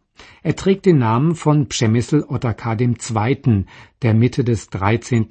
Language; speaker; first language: German; native; German